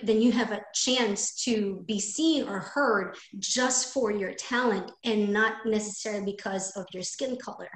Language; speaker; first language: English; non-native, local second language; Filipino